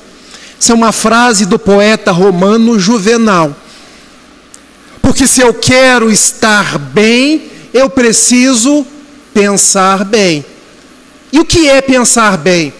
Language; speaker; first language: Portuguese; native; Portuguese